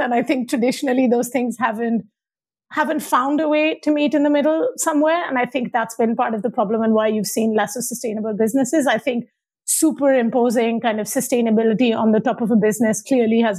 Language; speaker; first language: English; non-native, local second language; Hindi